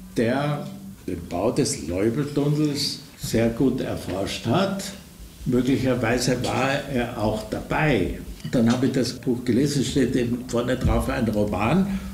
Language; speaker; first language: German; native; German